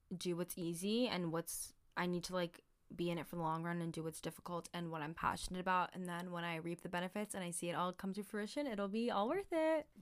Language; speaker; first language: English; early bilingual, other home language; Somali